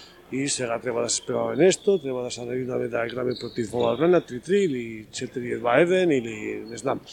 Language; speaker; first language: Macedonian; non-native, learner; Spanish